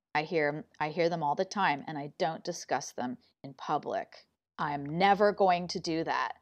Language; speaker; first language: English; native; English